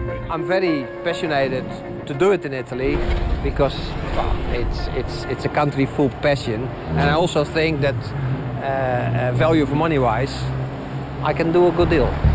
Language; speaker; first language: English; non-native, fluent; Dutch